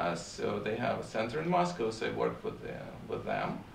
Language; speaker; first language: English; non-native, fluent; Russian